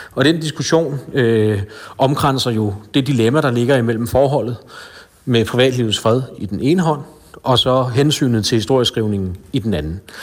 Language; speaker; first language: Danish; native; Danish